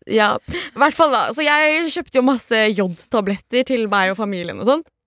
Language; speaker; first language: Norwegian; early bilingual, other home language; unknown